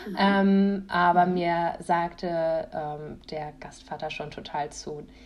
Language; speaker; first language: German; native; German